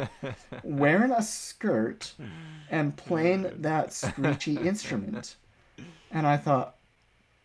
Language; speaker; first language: English; native; English